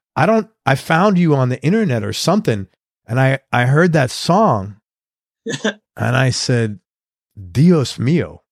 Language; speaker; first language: English; native; English